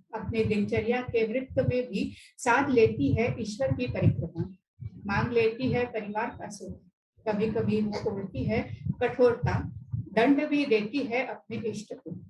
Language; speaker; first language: Hindi; non-native, local second language; Marathi